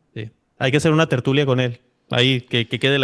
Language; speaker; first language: Spanish; native; Spanish